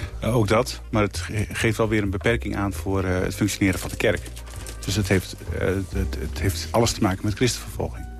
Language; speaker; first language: Dutch; native; Dutch